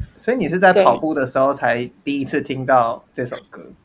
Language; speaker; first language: Chinese; native; Chinese